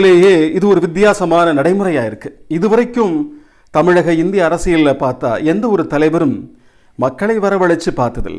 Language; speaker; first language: Tamil; native; Tamil